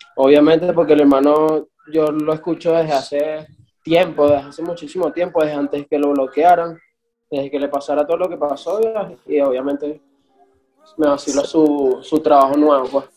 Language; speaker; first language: Spanish; native; Spanish